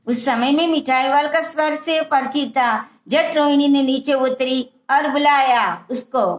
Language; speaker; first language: Hindi; non-native, local second language; Telugu